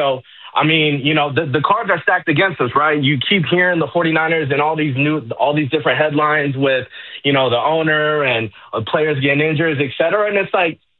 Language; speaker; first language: English; native; English